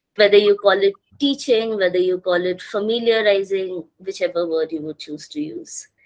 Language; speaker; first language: English; non-native, local second language; Bangla